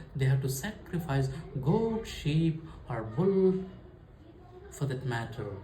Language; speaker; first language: English; non-native, local second language; Kannada